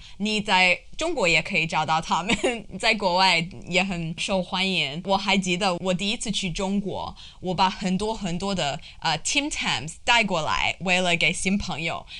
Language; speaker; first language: Chinese; non-native, fluent; English